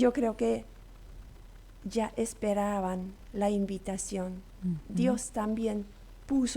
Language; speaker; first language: Spanish; non-native, local second language; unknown